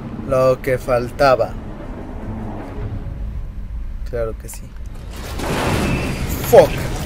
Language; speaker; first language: Spanish; native; Spanish